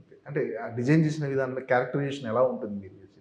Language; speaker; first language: Telugu; native; Telugu